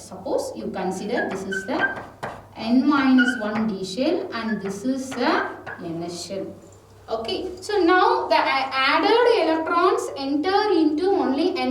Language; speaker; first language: English; non-native, local second language; Tamil